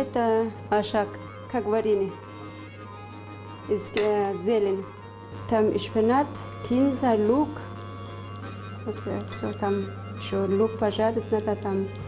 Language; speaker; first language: Russian; non-native, learner; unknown